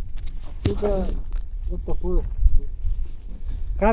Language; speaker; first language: Russian; non-native, local second language; Yakut